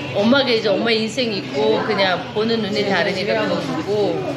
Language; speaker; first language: Korean; non-native, fluent; Uzbek